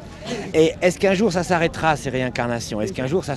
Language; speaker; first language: French; native; French